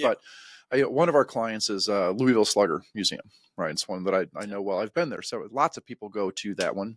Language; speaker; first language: English; native; English